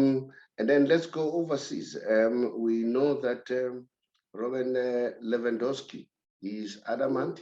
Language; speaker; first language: English; non-native, local second language; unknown